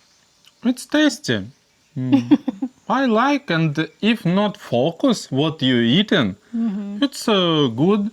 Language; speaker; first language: English; non-native, learner; Russian